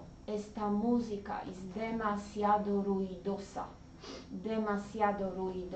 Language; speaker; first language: Spanish; non-native, learner; English